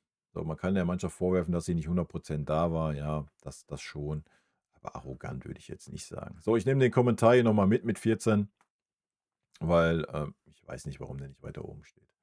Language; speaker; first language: German; native; German